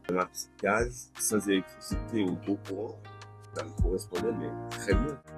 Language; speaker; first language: French; early bilingual, other home language; Haitian Creole